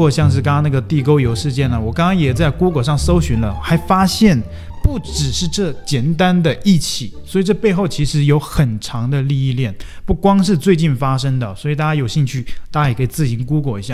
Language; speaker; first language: Chinese; native; Chinese